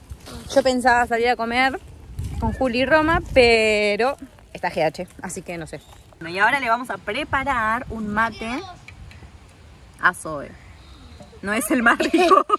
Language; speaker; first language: Spanish; native; Spanish